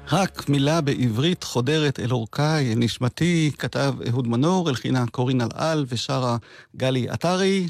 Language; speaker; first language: Hebrew; native; Hebrew